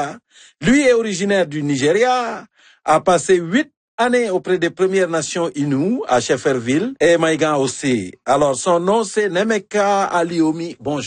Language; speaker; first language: French; native; French